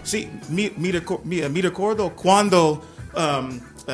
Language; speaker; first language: Italian; non-native, learner; English